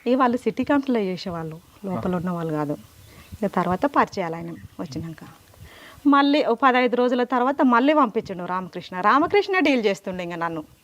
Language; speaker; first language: Telugu; native; Telugu